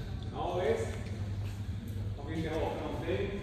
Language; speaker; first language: Swedish; native; Swedish